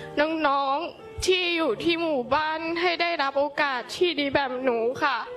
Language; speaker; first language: Thai; non-native, local second language; Hmong